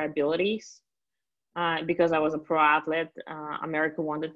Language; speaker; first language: English; non-native, fluent; Russian